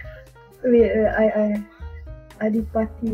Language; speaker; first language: English; non-native, local second language; Malay